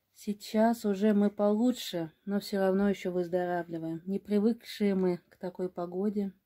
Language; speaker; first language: Russian; native; Russian